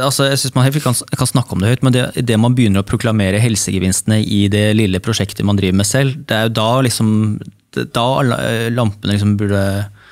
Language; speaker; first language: Norwegian; native; Norwegian